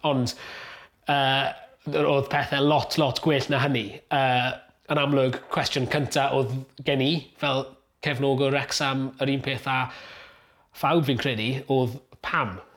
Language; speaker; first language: Welsh; native; Welsh